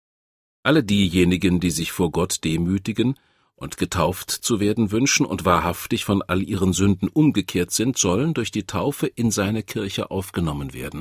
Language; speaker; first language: German; native; German